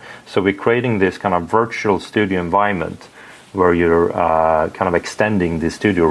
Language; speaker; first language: English; non-native, fluent; Swedish